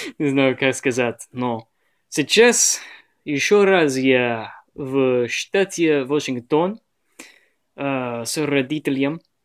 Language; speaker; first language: Russian; non-native, learner; English